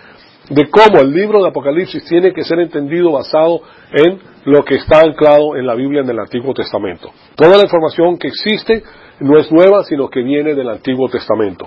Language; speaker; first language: Spanish; native; Spanish